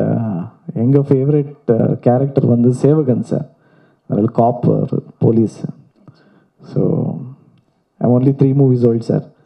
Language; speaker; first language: Tamil; non-native, learner; Kannada